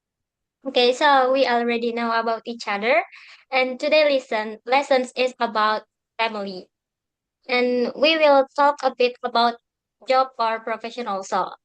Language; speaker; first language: English; non-native, fluent; Indonesian